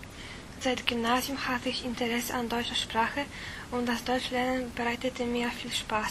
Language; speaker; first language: German; non-native, fluent; Polish